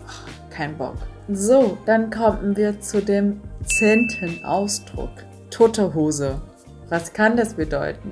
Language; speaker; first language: German; non-native, fluent; Vietnamese